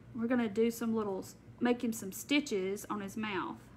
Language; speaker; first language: English; native; English